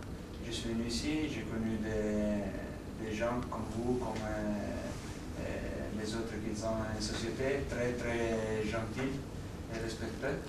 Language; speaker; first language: French; non-native, fluent; Italian